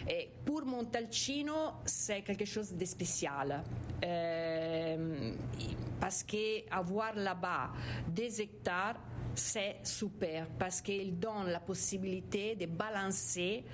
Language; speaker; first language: French; non-native, fluent; Italian